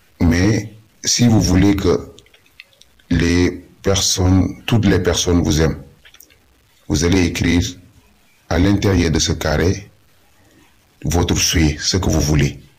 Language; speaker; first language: French; non-native, local second language; Wolof